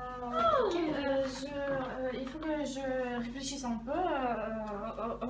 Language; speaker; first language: French; non-native, fluent; Russian